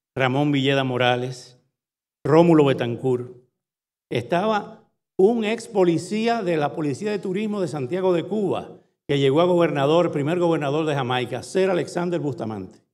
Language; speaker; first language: Spanish; native; Spanish